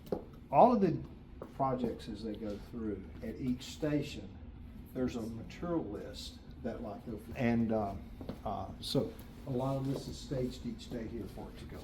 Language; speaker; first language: English; native; English